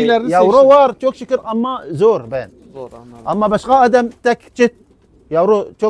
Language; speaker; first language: Turkish; non-native, learner; Arabic